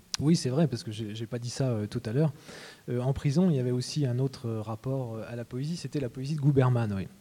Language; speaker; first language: French; native; French